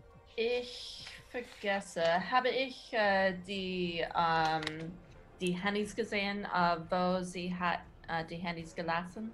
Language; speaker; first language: German; non-native, learner; English